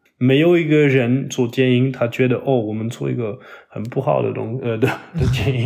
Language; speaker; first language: Chinese; non-native, fluent; French